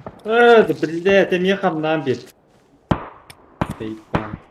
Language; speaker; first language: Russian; non-native, local second language; Yakut